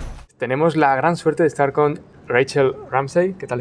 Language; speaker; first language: Spanish; native; Spanish